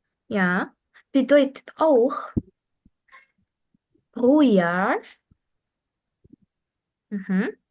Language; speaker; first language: German; non-native, fluent; Arabic